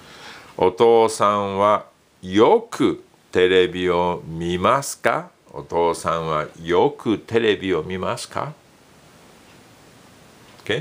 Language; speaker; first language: Japanese; non-native, fluent; English